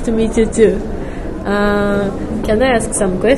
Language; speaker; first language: English; non-native, learner; Japanese